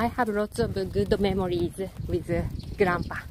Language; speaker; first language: English; non-native, learner; Japanese